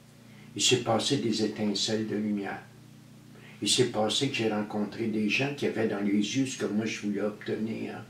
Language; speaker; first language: French; native; French